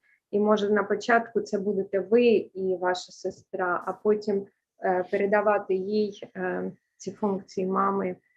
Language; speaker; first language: Ukrainian; early bilingual, heritage; Ukrainian